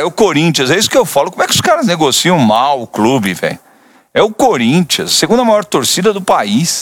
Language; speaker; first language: Portuguese; native; Portuguese